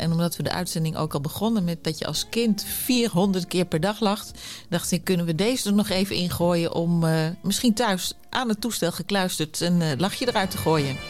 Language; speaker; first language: Dutch; native; Dutch